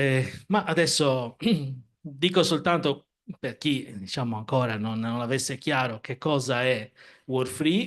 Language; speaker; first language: Italian; native; Italian